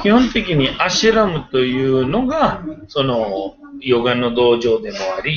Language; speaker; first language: Japanese; non-native, fluent; Hindi